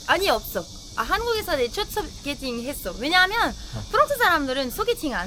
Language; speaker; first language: Korean; non-native, fluent; French